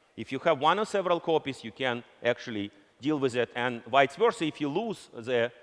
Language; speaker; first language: English; non-native, fluent; Russian